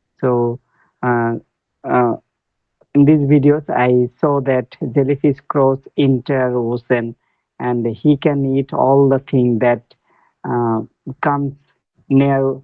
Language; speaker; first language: English; non-native, learner; Bangla